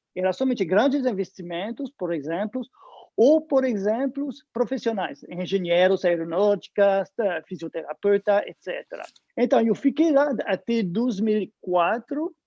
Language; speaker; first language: Portuguese; non-native, fluent; French